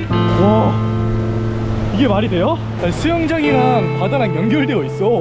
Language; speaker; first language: Korean; native; Korean